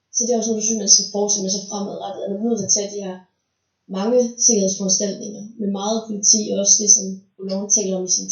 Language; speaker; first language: Danish; native; Danish